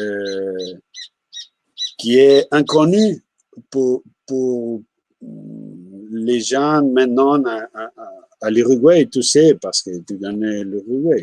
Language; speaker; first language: French; non-native, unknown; Spanish